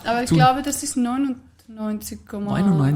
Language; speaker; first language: German; non-native, fluent; Greek